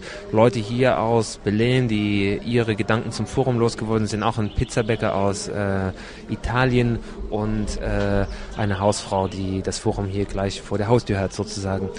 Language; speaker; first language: German; native; German